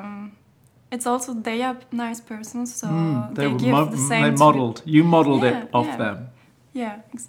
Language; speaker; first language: English; non-native, fluent; German